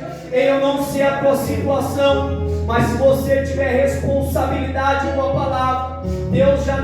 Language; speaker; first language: Portuguese; native; Portuguese